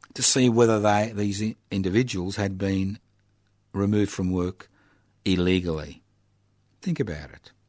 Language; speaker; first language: English; early bilingual, other home language; Italian